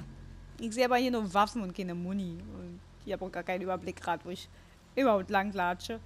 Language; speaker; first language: German; native; German